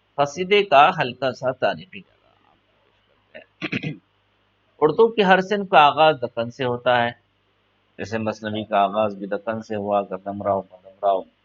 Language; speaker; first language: Urdu; native; Urdu